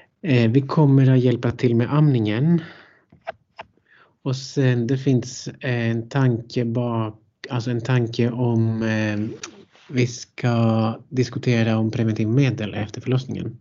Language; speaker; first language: Swedish; non-native, fluent; Greek